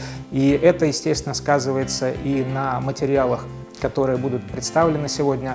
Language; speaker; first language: Russian; native; Russian